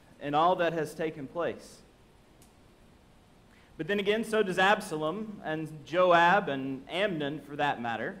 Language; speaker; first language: English; native; English